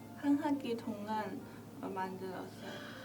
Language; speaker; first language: Korean; non-native, learner; Chinese